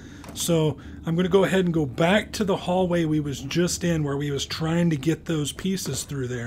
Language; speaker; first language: English; native; English